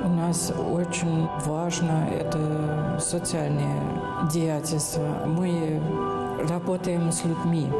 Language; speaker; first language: Russian; non-native, fluent; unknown